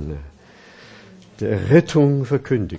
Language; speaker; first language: German; non-native, fluent; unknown